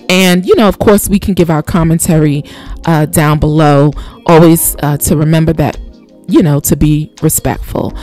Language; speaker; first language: English; native; English